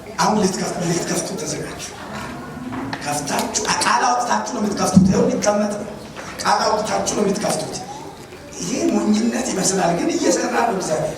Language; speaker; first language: Amharic; native; Amharic